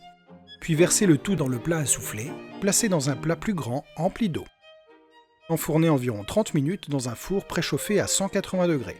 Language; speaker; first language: French; native; French